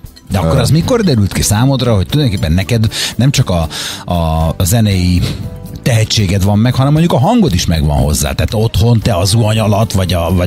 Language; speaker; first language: Hungarian; native; Hungarian